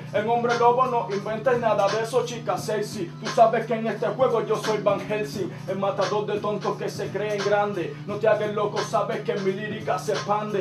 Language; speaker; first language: Spanish; native; Spanish